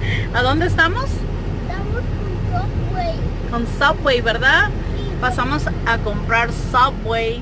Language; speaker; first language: Spanish; native; Spanish